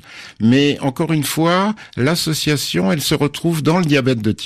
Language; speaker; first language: French; native; French